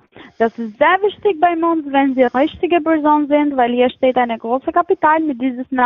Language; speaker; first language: German; non-native, fluent; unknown